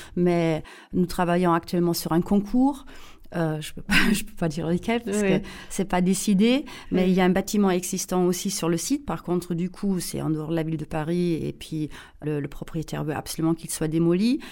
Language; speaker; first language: French; non-native, fluent; German